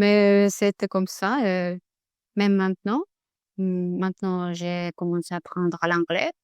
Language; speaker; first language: French; non-native, learner; Russian